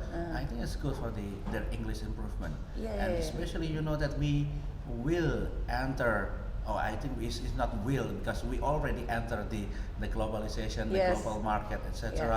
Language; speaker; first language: English; non-native, fluent; Indonesian